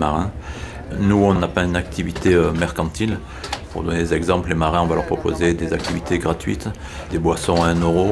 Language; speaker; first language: French; native; French